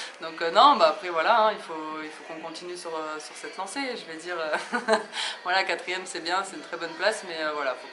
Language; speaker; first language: French; native; French